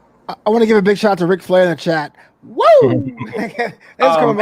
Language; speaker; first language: English; native; English